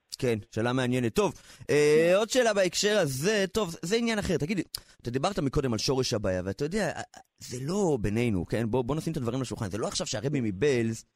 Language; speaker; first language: Hebrew; native; Hebrew